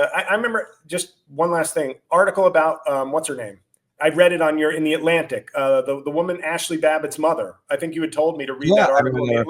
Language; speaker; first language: English; native; English